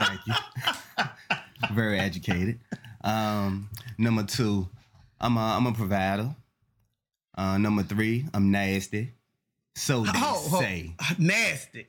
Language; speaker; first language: English; native; English